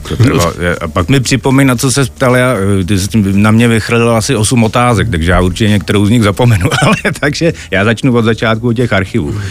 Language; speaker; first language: Czech; native; Czech